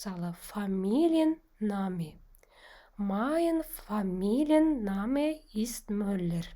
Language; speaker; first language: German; non-native, fluent; Kazakh